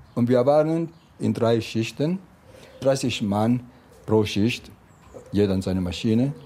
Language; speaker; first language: German; non-native, fluent; Italian